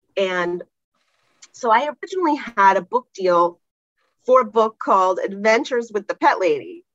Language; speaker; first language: English; native; English